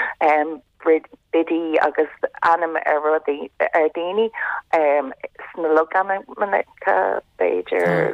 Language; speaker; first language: Irish; non-native, local second language; English